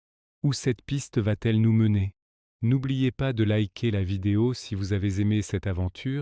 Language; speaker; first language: French; native; French